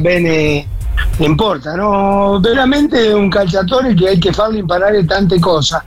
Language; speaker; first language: Italian; non-native, fluent; Spanish